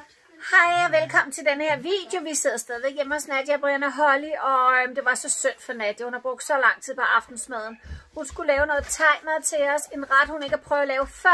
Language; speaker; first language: Danish; native; Danish